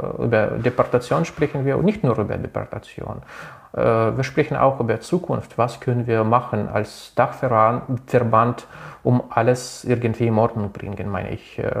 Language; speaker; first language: German; non-native, local second language; Russian